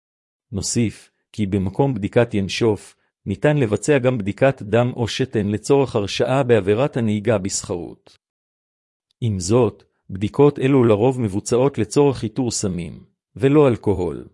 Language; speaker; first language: Hebrew; native; Hebrew